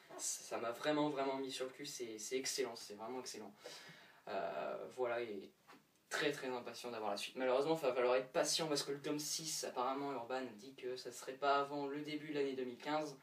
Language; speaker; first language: French; native; French